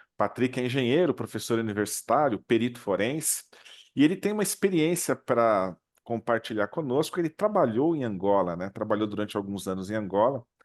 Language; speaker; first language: Portuguese; native; Portuguese